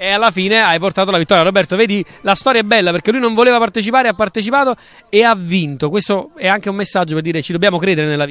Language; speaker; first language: Italian; native; Italian